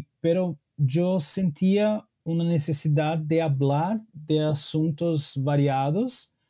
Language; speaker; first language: Spanish; non-native, fluent; Portuguese